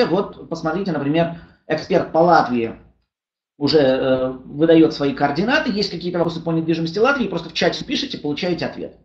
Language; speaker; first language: Russian; native; Russian